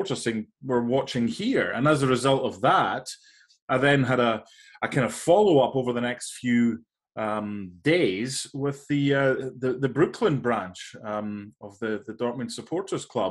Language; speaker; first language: English; native; English